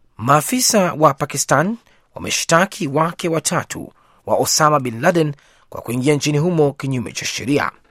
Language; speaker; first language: Swahili; native; Swahili